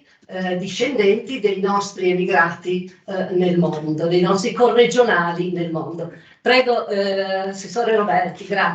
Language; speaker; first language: Italian; native; Italian